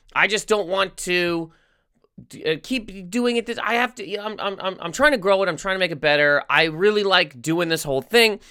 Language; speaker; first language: English; native; English